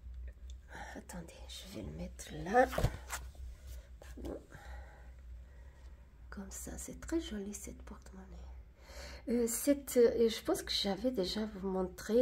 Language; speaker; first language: French; non-native, fluent; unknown